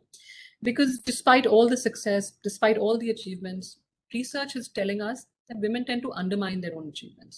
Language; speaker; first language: English; non-native, local second language; Hindi